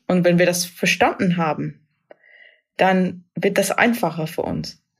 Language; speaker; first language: German; non-native, fluent; English